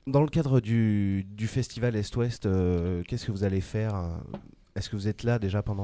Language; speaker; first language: French; native; French